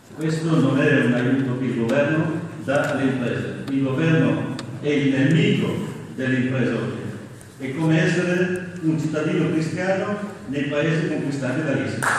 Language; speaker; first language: Italian; non-native, fluent; Albanian